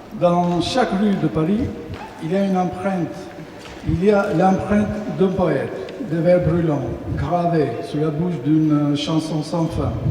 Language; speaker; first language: French; non-native, fluent; Albanian